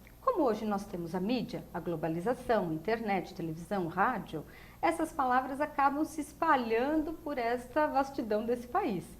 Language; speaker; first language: Portuguese; native; Portuguese